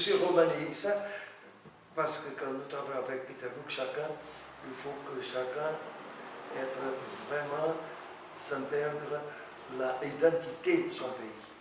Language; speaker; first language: French; non-native, fluent; Portuguese